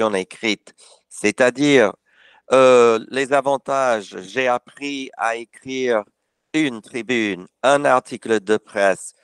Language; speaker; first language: French; non-native, fluent; English